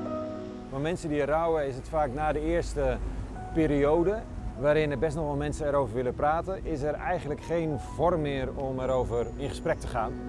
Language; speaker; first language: Dutch; native; Dutch